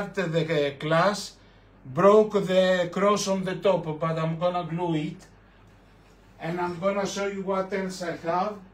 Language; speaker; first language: English; non-native, fluent; Greek